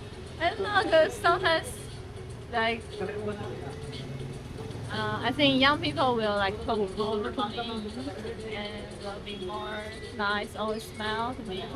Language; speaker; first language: English; non-native, learner; Chinese